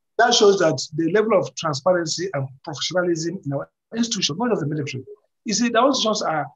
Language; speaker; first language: English; non-native, local second language; Igbo